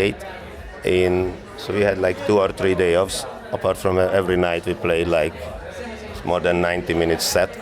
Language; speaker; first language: English; non-native, fluent; Hungarian